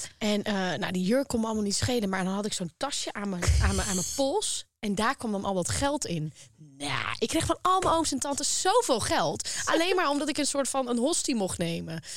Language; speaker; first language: Dutch; native; Dutch